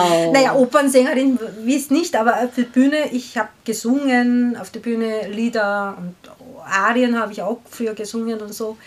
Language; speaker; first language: German; non-native, learner; Korean